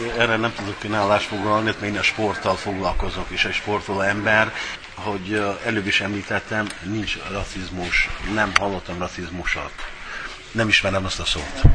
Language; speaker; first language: Hungarian; non-native, fluent; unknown